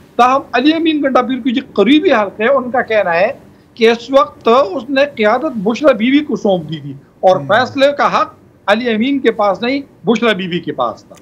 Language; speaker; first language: Urdu; non-native, local second language; Pashto